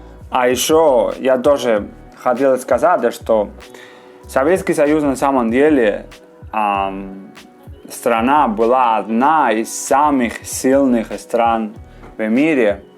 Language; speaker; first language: Russian; non-native, fluent; Spanish